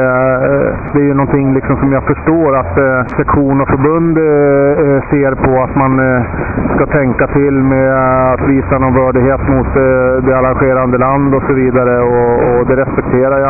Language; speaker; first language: Swedish; native; Swedish